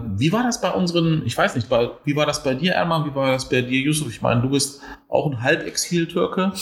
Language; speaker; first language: German; early bilingual, other home language; Turkish